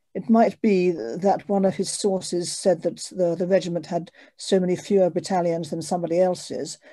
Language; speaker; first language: English; native; English